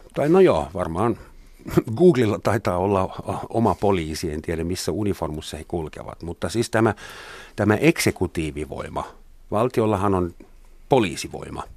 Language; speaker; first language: Finnish; non-native, fluent; German